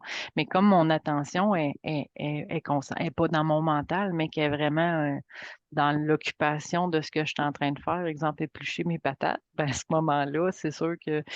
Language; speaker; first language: French; native; French